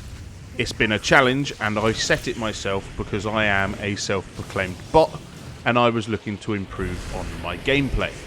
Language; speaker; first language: English; native; English